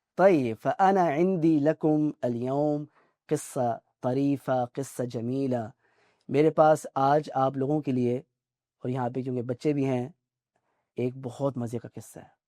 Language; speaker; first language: Urdu; native; Urdu